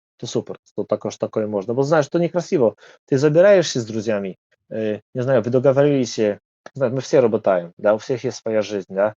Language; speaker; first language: Russian; non-native, learner; Polish